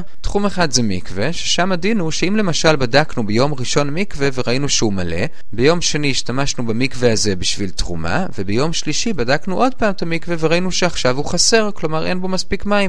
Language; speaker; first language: Hebrew; native; Hebrew